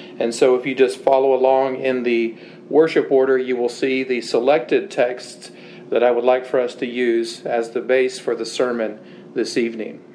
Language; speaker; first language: English; native; English